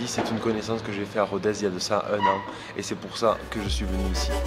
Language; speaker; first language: French; native; French